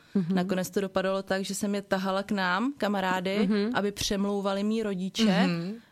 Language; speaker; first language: Czech; early bilingual, other home language; Vietnamese